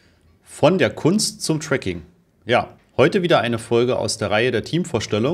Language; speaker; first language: German; native; German